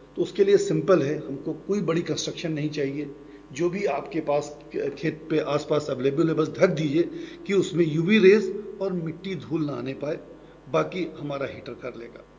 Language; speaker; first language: Hindi; native; Hindi